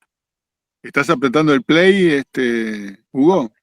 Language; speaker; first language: Spanish; native; Spanish